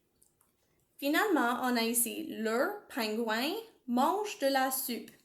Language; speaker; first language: French; non-native, learner; English